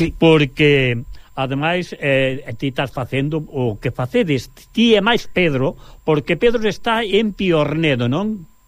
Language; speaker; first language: Galician; native; Galician